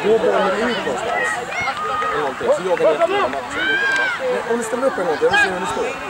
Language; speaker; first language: Swedish; native; Swedish